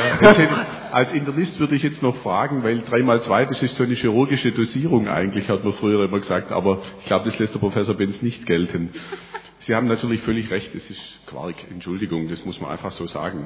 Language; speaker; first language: German; native; German